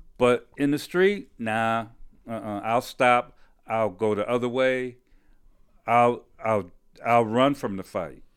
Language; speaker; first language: English; native; English